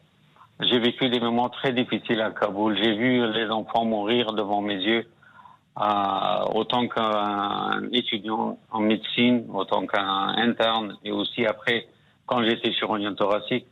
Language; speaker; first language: French; non-native, fluent; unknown